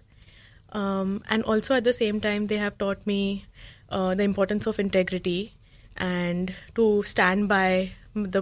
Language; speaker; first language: English; non-native, local second language; Marathi